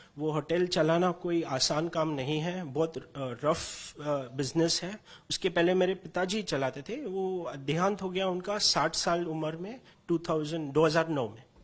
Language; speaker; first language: Hindi; non-native, local second language; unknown